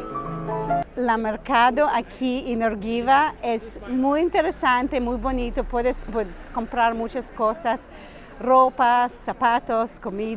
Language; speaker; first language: Spanish; non-native, learner; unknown